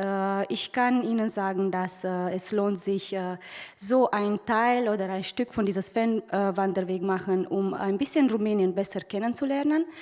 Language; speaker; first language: German; non-native, fluent; Romanian